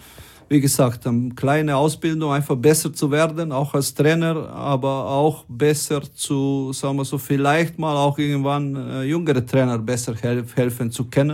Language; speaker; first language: German; non-native, fluent; Croatian